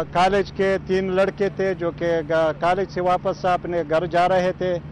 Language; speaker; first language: Urdu; native; Urdu